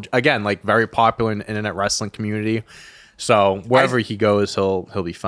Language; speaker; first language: English; native; English